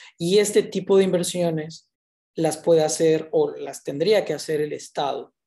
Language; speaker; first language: Spanish; native; Spanish